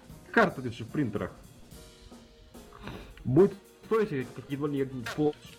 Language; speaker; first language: Russian; native; Russian